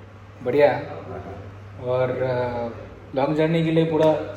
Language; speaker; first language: Hindi; native; Hindi